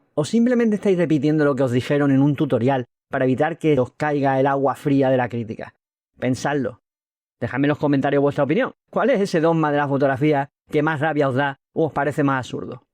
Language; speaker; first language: Spanish; native; Spanish